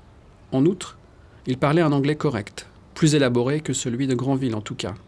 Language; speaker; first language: French; native; French